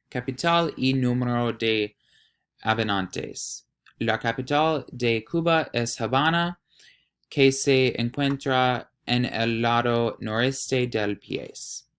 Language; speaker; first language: Spanish; non-native, learner; English